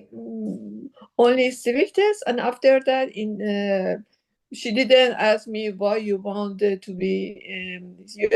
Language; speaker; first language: English; non-native, learner; Persian